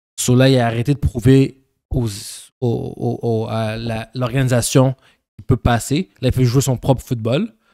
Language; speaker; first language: French; early bilingual, other home language; Haitian Creole